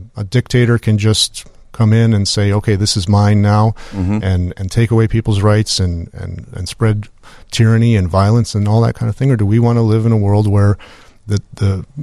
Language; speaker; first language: English; early bilingual, other home language; Ukrainian